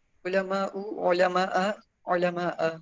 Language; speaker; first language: Arabic; non-native, learner; Urdu